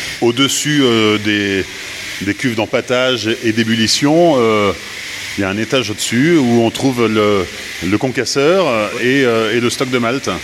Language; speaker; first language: French; native; French